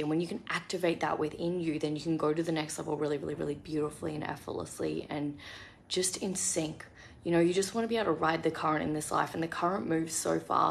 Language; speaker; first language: English; native; English